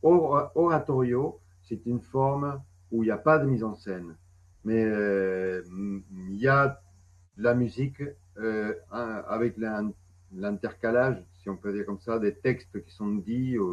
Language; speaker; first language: French; non-native, fluent; Spanish